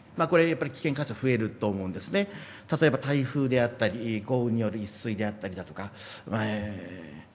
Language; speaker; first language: Japanese; native; Japanese